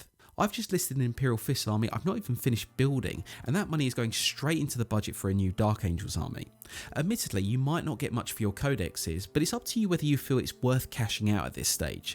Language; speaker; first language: English; native; English